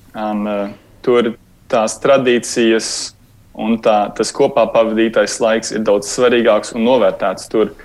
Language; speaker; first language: Latvian; native; Latvian